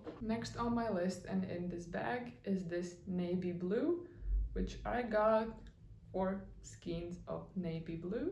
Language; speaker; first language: English; non-native, fluent; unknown